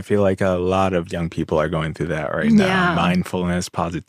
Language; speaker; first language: English; native; English